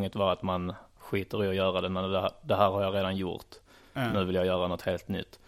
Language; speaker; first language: Swedish; native; Swedish